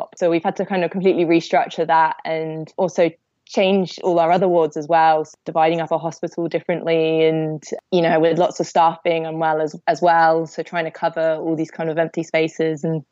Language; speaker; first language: English; native; English